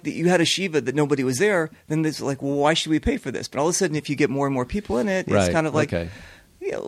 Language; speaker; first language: English; native; English